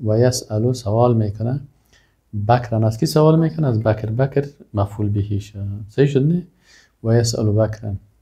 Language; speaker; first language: Arabic; non-native, fluent; Persian